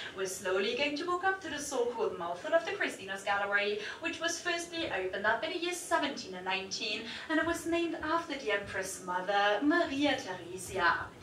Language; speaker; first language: English; non-native, fluent; German